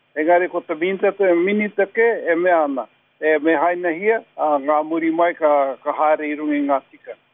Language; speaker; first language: Māori; native; Māori